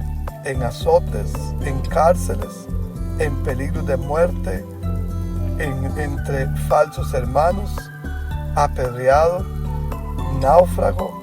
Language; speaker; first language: Spanish; native; Spanish